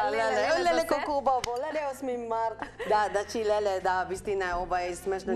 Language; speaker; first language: Macedonian; non-native, learner; Filipino